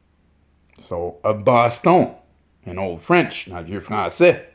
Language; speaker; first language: French; native; French